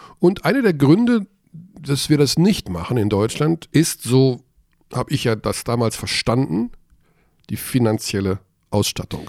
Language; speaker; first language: German; native; German